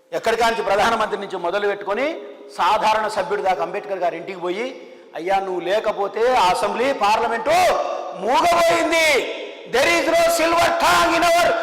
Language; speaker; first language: Telugu; native; Telugu